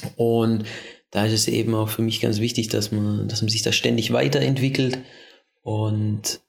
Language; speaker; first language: German; native; German